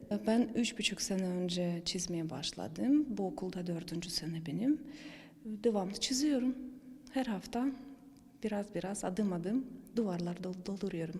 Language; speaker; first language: Turkish; non-native, fluent; Russian